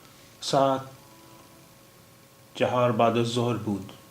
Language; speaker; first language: Persian; non-native, fluent; Urdu